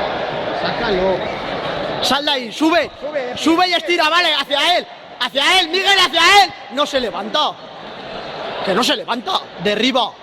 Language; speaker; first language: Spanish; native; Spanish